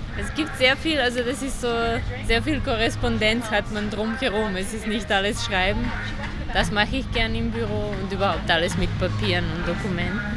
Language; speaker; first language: German; non-native, fluent; Serbian